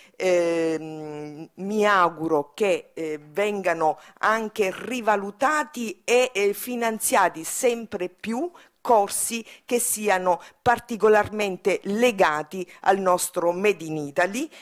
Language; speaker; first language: Italian; native; Italian